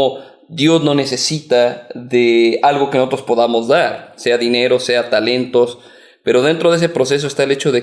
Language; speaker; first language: Spanish; native; Spanish